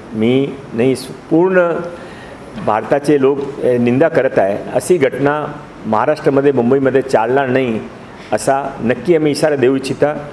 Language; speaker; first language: Marathi; non-native, local second language; Hindi